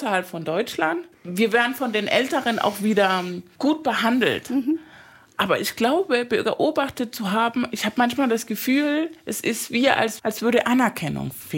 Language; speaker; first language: German; non-native, fluent; Spanish